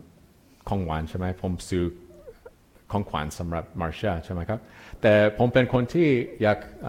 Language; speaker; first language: Thai; non-native, fluent; English